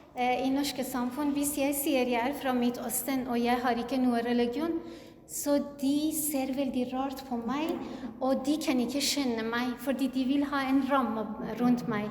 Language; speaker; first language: Norwegian; non-native, learner; Kurdish